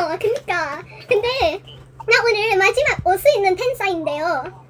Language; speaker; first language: Korean; non-native, learner; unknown